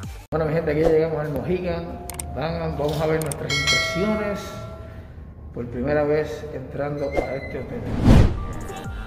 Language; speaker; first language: Spanish; native; Spanish